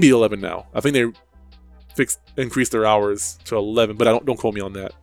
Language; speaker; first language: English; native; English